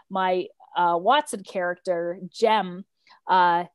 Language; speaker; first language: English; native; English